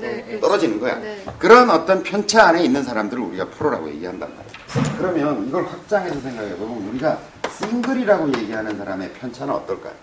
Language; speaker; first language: Korean; native; Korean